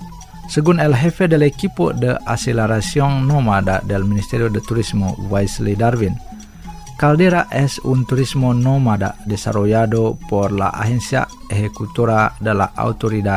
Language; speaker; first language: Spanish; non-native, fluent; Indonesian